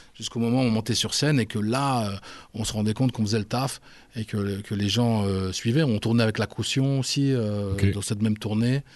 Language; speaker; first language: French; native; French